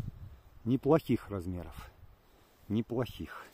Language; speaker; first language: Russian; native; Russian